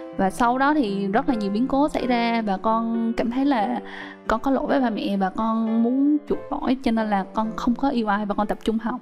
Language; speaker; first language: Vietnamese; native; Vietnamese